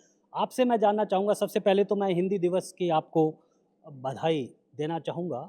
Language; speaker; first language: Hindi; native; Hindi